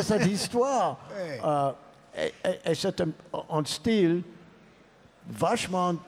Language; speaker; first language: French; non-native, learner; English